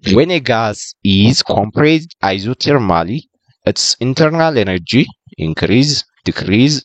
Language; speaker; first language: English; non-native, local second language; Amharic